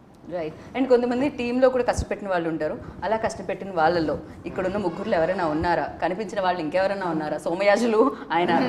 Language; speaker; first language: Telugu; native; Telugu